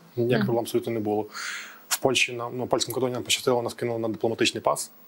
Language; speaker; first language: Ukrainian; native; Ukrainian